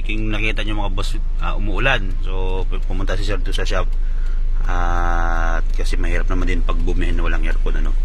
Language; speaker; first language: Filipino; native; Filipino